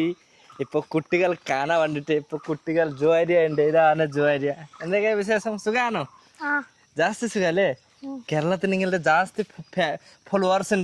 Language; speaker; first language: Malayalam; non-native, learner; Bangla